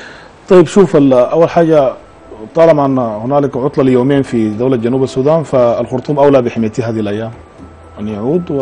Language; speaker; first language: Arabic; native; Arabic